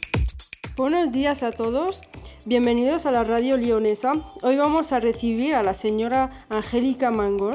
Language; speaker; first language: Spanish; non-native, learner; French